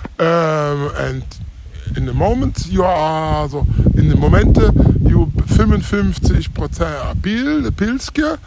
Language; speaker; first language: English; non-native, learner; German